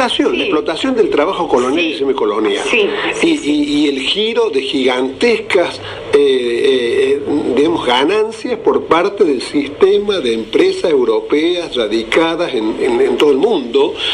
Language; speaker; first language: Spanish; native; Spanish